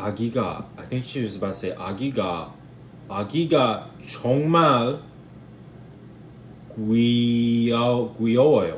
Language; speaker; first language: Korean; non-native, learner; English